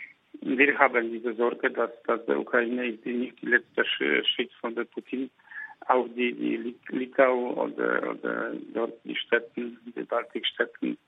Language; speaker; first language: German; non-native, fluent; Polish